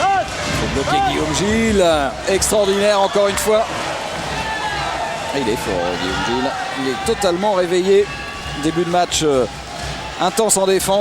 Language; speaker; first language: French; native; French